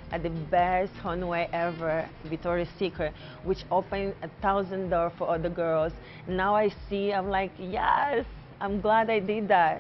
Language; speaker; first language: English; non-native, fluent; Portuguese